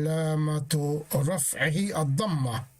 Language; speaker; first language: Arabic; non-native, fluent; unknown